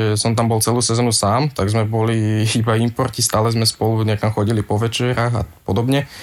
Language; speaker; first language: Slovak; native; Slovak